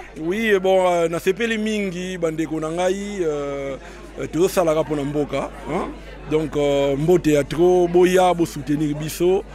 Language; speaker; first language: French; non-native, local second language; Lingala